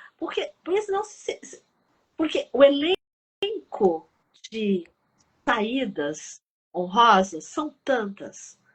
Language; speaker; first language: Portuguese; early bilingual, other home language; Chinese